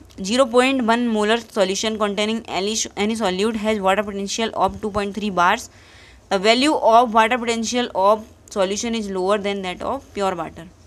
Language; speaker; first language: Hindi; native; Hindi